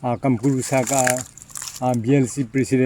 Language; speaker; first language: Hindi; non-native, local second language; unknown